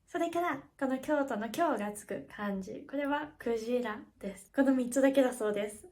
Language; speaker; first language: Japanese; native; Japanese